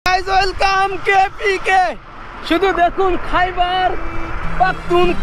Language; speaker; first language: Hindi; non-native, learner; Bangla